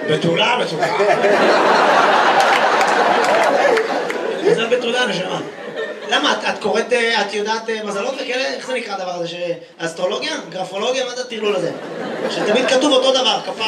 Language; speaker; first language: Hebrew; native; Hebrew